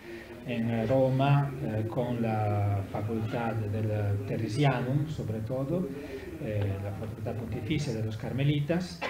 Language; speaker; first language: Spanish; non-native, learner; Italian